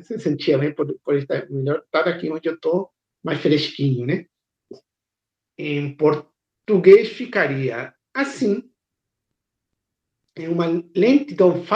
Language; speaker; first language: Portuguese; non-native, fluent; Spanish